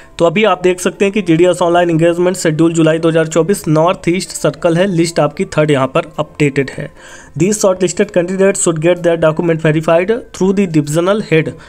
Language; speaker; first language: Hindi; native; Hindi